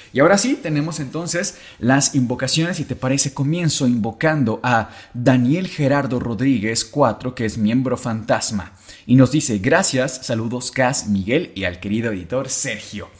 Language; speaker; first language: Spanish; native; Spanish